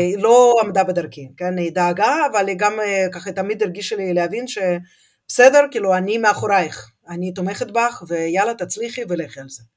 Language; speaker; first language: Hebrew; non-native, fluent; Russian